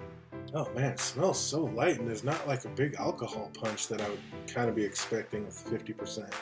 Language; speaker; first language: English; native; English